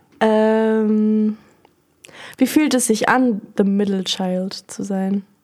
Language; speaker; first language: German; native; German